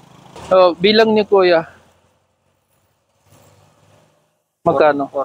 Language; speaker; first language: Filipino; non-native, learner; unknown